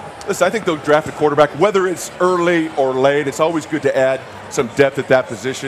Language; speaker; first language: English; native; English